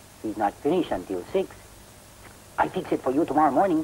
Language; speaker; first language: English; non-native, fluent; Spanish